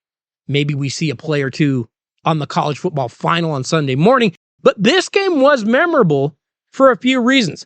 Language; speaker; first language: English; native; English